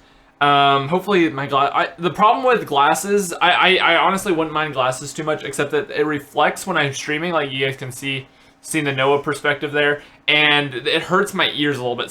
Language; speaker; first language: English; native; English